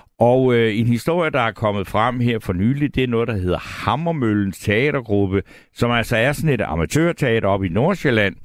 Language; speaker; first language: Danish; native; Danish